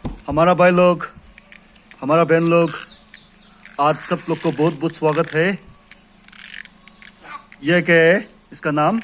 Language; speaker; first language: Hindi; non-native, local second language; Tangkhul Naga (India)